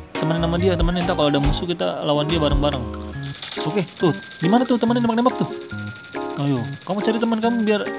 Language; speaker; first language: Indonesian; native; Indonesian